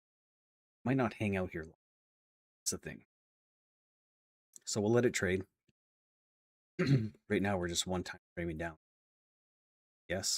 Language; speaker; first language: English; native; English